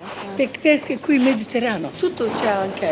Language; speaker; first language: Italian; non-native, learner; Turkish